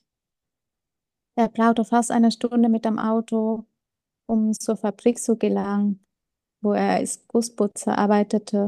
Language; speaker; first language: German; early bilingual, other home language; Vietnamese